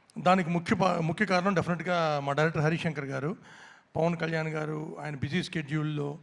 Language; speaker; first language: Telugu; native; Telugu